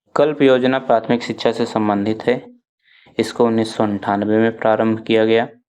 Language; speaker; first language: Hindi; native; Hindi